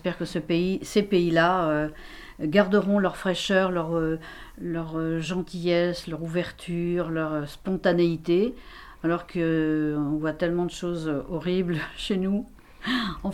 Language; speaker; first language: French; native; French